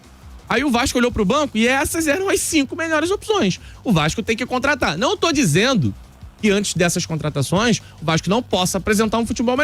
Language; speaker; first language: Portuguese; native; Portuguese